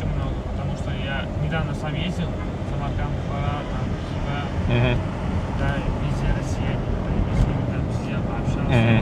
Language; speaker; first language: Russian; non-native, local second language; Uzbek